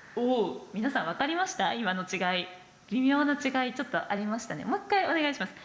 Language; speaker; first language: Japanese; native; Japanese